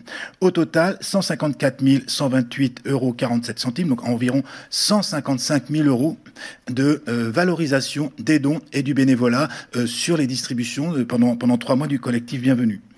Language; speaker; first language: French; native; French